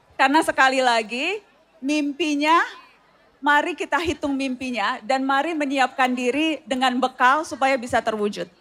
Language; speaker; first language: Indonesian; native; Indonesian